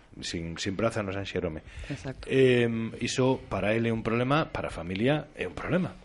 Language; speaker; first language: Galician; native; Galician